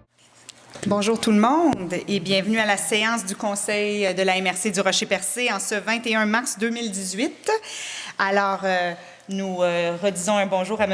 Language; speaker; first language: French; native; French